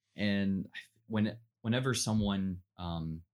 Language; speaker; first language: English; native; English